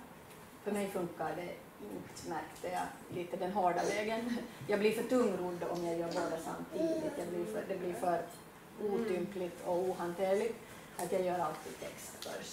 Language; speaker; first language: Swedish; native; Swedish